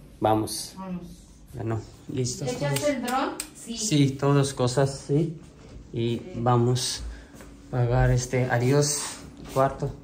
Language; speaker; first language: Spanish; non-native, learner; Urdu